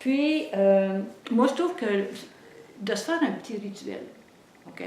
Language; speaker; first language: French; native; French